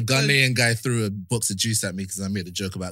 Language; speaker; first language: English; native; English